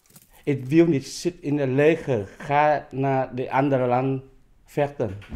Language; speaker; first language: Dutch; non-native, learner; Vietnamese